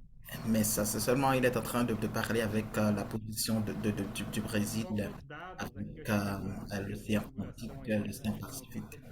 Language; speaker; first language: French; non-native, fluent; Portuguese